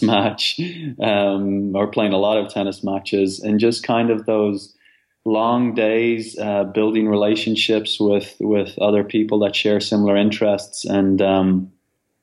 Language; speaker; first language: English; native; English